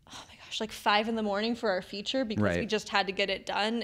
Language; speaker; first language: English; native; English